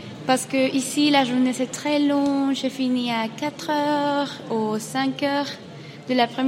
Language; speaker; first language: French; non-native, learner; Spanish